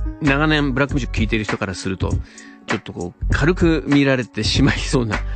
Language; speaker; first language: Japanese; native; Japanese